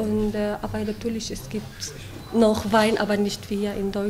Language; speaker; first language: German; non-native, learner; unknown